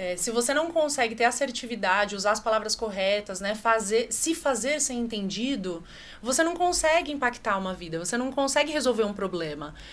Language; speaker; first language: Portuguese; native; Portuguese